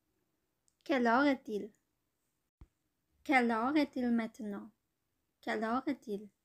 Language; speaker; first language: French; non-native, learner; Bangla